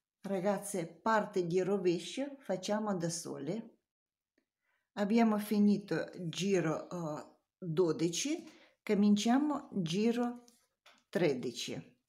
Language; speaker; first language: Italian; non-native, learner; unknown